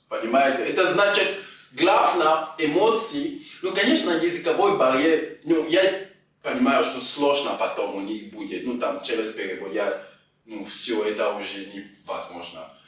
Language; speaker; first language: Russian; non-native, fluent; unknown